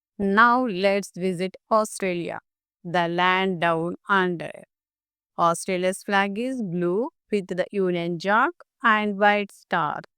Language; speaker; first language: English; non-native, local second language; Telugu